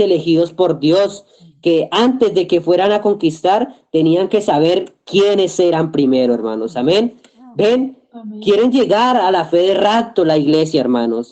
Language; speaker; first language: Spanish; native; Spanish